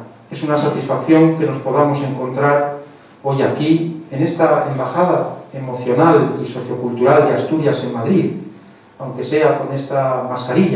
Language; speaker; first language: Spanish; native; Spanish